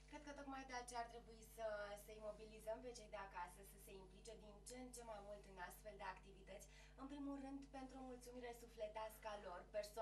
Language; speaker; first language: Romanian; native; Romanian